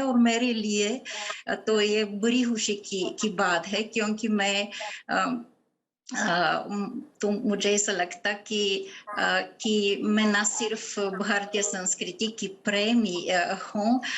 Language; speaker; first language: Hindi; non-native, fluent; Bulgarian